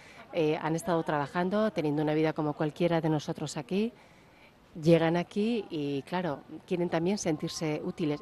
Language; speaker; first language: Spanish; native; Spanish